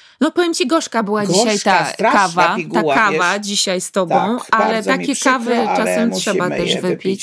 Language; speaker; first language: Polish; native; Polish